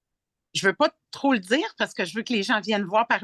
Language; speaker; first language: French; native; French